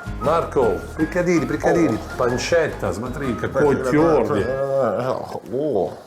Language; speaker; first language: Russian; non-native, learner; Italian